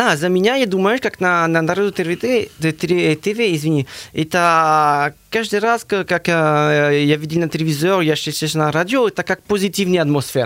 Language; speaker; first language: Russian; non-native, learner; French